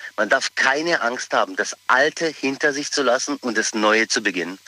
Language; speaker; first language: German; native; German